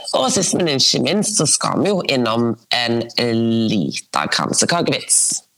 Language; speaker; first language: Norwegian; native; Norwegian